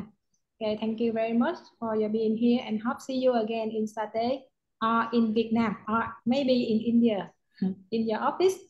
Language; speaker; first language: English; non-native, learner; Vietnamese